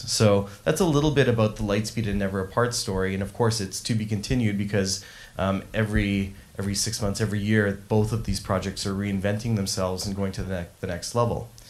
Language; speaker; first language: English; native; English